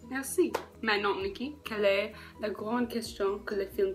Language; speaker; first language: French; non-native, learner; English